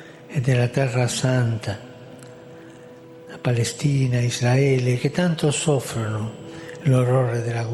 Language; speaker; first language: Italian; non-native, fluent; Spanish